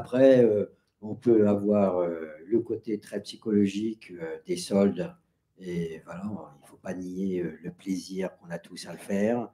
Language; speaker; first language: French; native; French